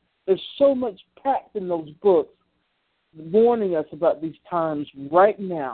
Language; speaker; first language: English; native; English